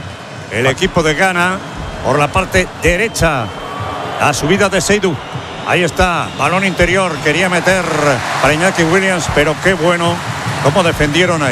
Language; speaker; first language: Spanish; native; Spanish